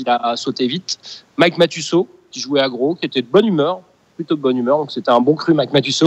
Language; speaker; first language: French; native; French